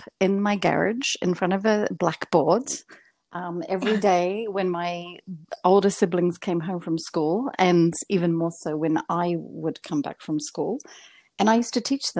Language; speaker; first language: English; native; English